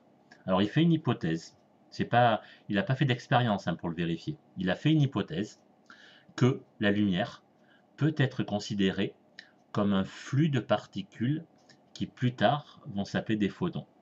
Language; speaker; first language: French; native; French